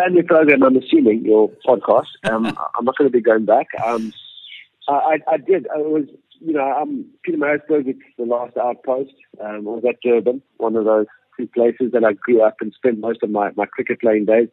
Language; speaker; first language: English; native; English